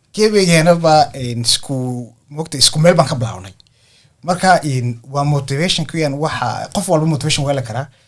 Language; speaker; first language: Somali; early bilingual, heritage; Somali